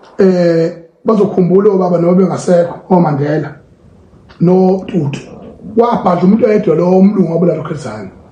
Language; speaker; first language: Zulu; native; Zulu